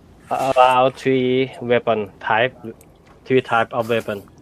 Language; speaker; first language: English; non-native, learner; Thai